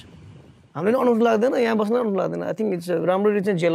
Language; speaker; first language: Nepali; native; Nepali